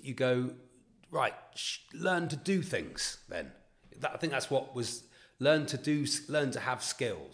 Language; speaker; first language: English; native; English